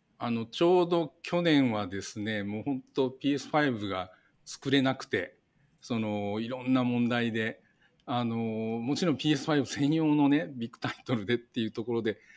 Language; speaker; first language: Japanese; native; Japanese